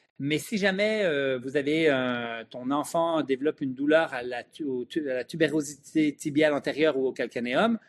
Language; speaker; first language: French; native; French